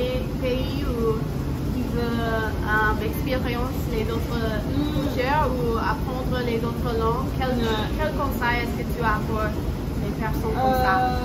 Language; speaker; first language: French; non-native, learner; English